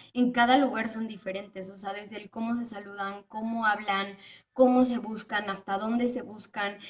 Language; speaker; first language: Spanish; native; Spanish